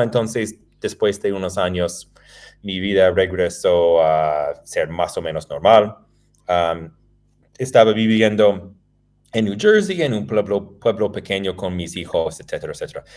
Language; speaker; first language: Spanish; non-native, fluent; English